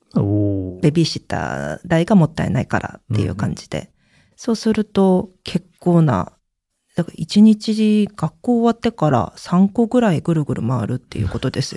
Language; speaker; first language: Japanese; early bilingual, other home language; Korean